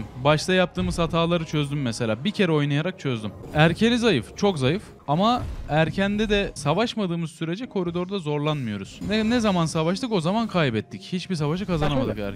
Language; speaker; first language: Turkish; native; Turkish